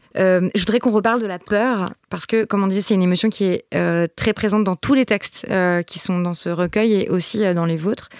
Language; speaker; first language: French; native; French